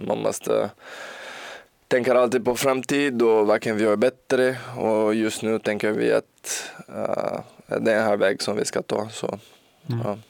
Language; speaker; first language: Swedish; non-native, learner; Portuguese